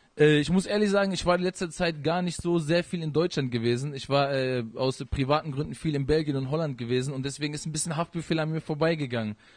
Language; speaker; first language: German; early bilingual, other home language; Persian